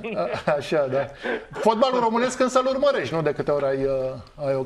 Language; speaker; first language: Romanian; native; Romanian